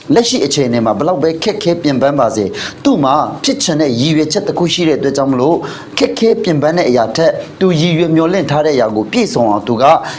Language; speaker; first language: Burmese; non-native, local second language; Hakha Chin